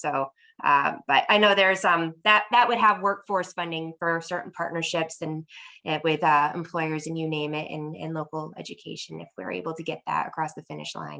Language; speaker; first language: English; native; English